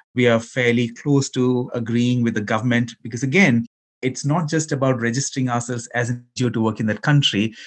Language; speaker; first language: English; non-native, local second language; Malayalam